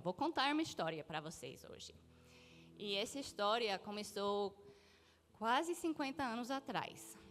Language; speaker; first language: Portuguese; non-native, fluent; English